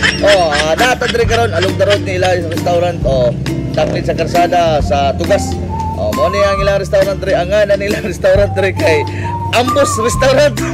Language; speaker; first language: Cebuano; native; Cebuano